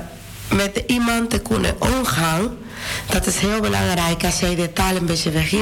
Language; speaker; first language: Dutch; non-native, fluent; Spanish